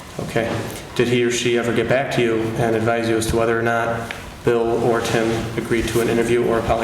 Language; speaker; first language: English; native; English